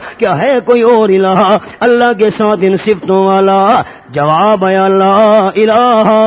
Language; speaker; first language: Urdu; non-native, local second language; Pashto